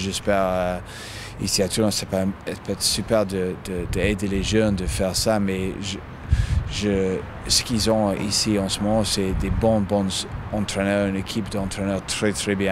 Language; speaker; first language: French; non-native, fluent; English